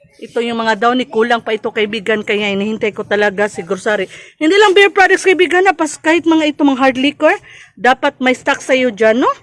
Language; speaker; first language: Filipino; non-native, local second language; Cebuano